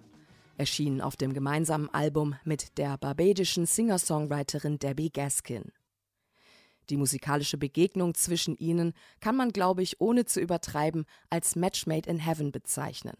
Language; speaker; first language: German; native; German